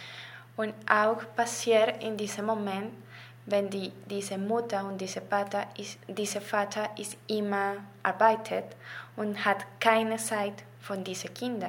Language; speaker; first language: German; non-native, learner; Spanish